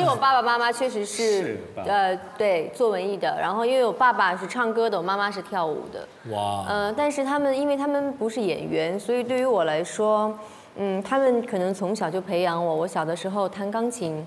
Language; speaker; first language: Chinese; native; Chinese